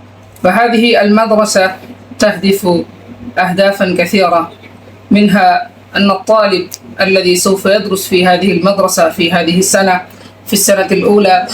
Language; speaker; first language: Arabic; non-native, fluent; Bangla